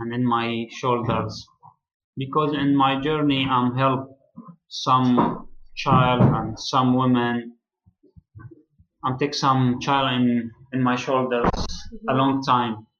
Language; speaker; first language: English; non-native, learner; Arabic